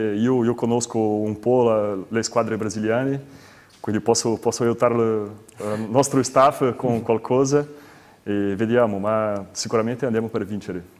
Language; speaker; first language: Italian; non-native, learner; Portuguese